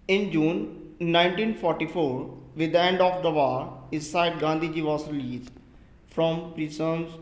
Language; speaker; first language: English; non-native, local second language; Punjabi